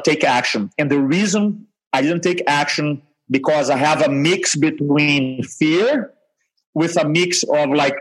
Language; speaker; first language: English; non-native, fluent; Portuguese